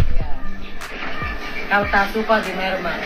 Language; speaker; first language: Indonesian; non-native, learner; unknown